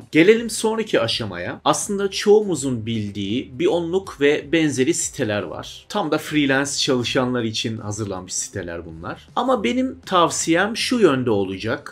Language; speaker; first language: Turkish; early bilingual, heritage; Turkish